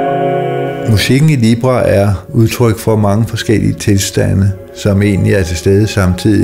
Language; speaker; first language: Danish; native; Danish